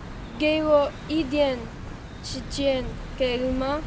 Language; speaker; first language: Chinese; non-native, learner; Spanish